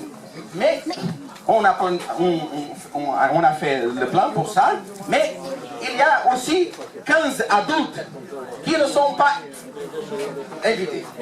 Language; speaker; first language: French; non-native, learner; Portuguese